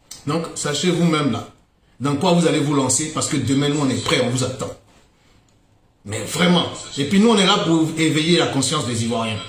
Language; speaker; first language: French; native; French